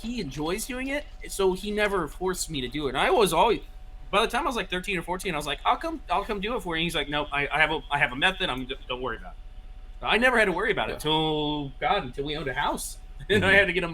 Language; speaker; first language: English; native; English